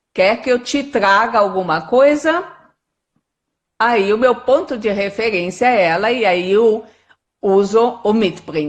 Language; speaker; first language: Portuguese; non-native, fluent; German